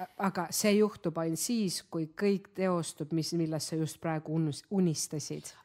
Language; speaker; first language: Estonian; non-native, local second language; Russian